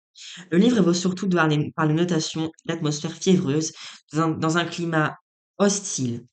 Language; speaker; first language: French; native; French